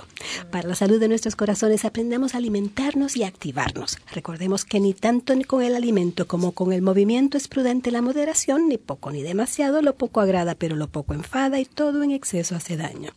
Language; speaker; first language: Spanish; native; Spanish